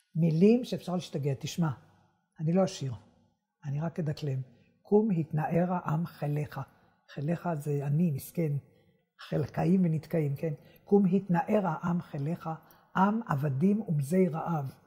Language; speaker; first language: Hebrew; native; Hebrew